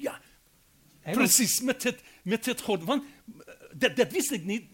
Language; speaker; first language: Dutch; non-native, fluent; Persian